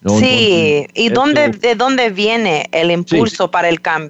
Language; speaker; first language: Spanish; non-native, fluent; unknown